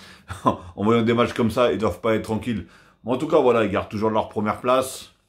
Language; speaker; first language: French; native; French